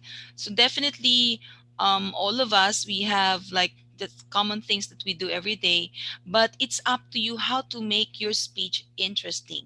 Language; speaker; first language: English; non-native, fluent; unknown